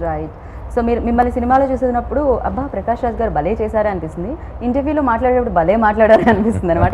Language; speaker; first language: Telugu; native; Telugu